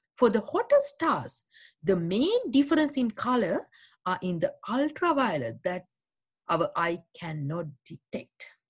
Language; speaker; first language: English; non-native, local second language; Sinhala